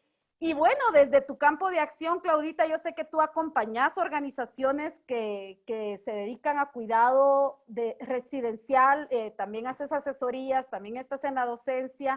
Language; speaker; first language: Spanish; native; Spanish